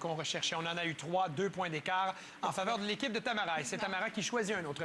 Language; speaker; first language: French; native; French